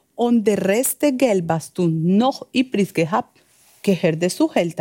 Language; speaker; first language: German; non-native, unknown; Spanish